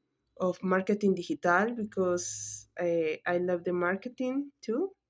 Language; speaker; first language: English; non-native, learner; Spanish